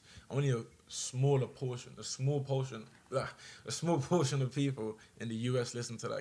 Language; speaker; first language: English; native; English